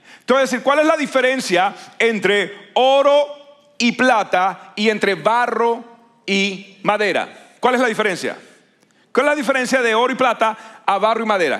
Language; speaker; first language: Spanish; native; Spanish